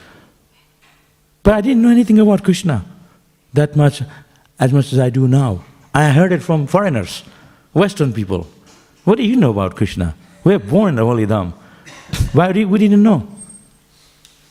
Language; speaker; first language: English; non-native, local second language; Bangla